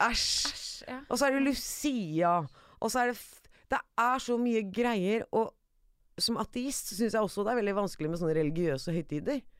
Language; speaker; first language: Norwegian; early bilingual, other home language; Persian